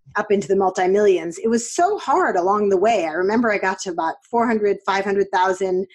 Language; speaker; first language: English; native; English